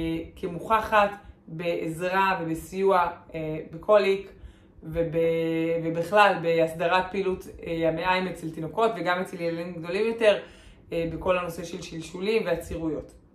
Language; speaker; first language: Hebrew; native; Hebrew